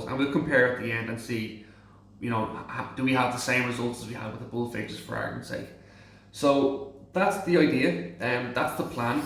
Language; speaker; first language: English; native; English